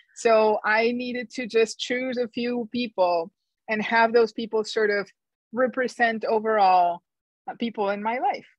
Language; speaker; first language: English; non-native, fluent; Spanish